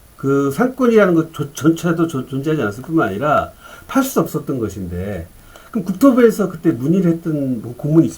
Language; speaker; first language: Korean; native; Korean